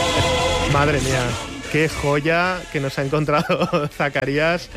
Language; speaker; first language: Spanish; native; Spanish